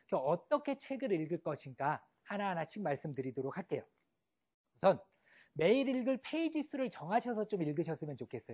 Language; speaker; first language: Korean; native; Korean